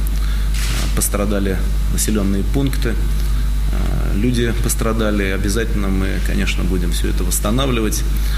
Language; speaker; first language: Russian; native; Russian